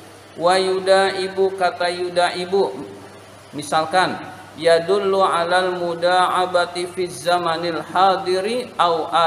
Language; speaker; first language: Arabic; non-native, fluent; Indonesian